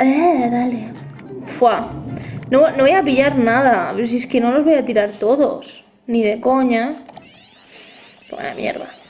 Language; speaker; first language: Spanish; native; Spanish